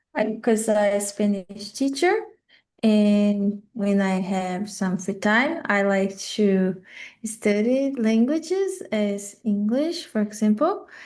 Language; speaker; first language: English; non-native, learner; Portuguese